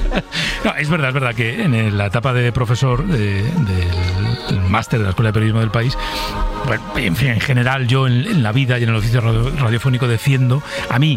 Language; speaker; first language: Spanish; native; Spanish